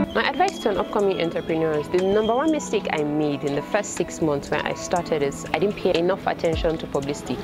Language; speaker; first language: English; non-native, local second language; Hausa